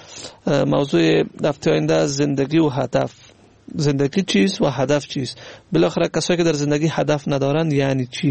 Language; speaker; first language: Persian; native; Persian